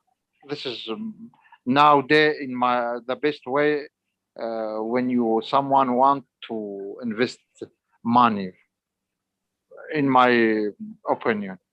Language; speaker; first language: English; non-native, learner; Arabic